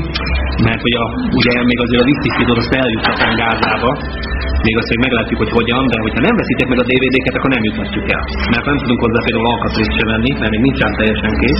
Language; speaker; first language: Hungarian; native; Hungarian